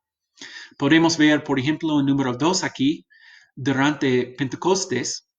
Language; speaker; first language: Spanish; non-native, fluent; English